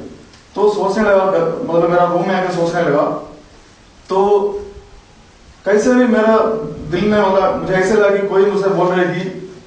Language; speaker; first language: Hindi; non-native, local second language; Malayalam